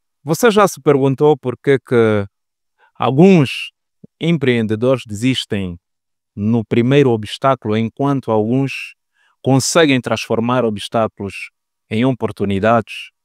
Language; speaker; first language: Portuguese; native; Portuguese